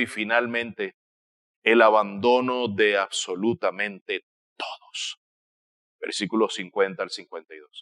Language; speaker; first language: Spanish; native; Spanish